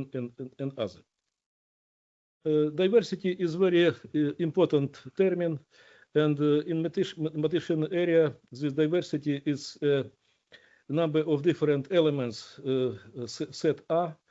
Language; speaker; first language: English; non-native, learner; Ukrainian